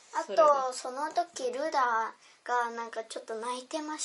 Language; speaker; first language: Japanese; early bilingual, other home language; Korean